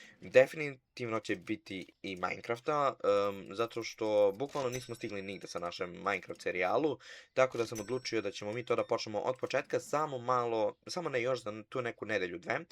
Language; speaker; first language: Bosnian; early bilingual, heritage; Bosnian